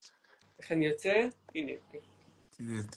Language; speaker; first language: Hebrew; native; Hebrew